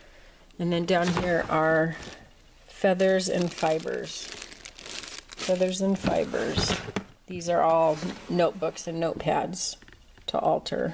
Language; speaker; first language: English; native; English